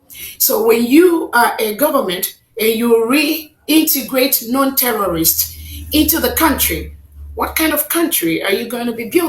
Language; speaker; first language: English; non-native, local second language; Igbo